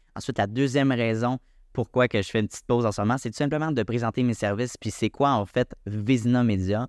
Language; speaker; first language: French; native; French